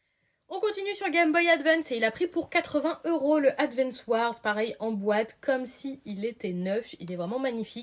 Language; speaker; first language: French; native; French